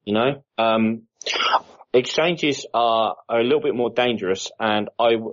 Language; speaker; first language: English; native; English